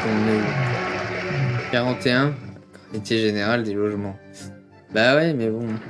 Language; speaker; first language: French; native; French